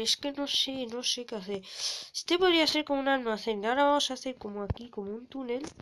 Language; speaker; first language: Spanish; native; Spanish